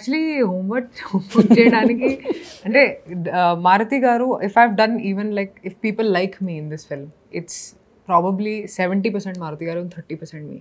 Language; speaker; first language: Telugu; non-native, local second language; Hindi